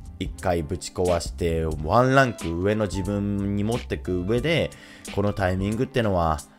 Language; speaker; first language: Japanese; native; Japanese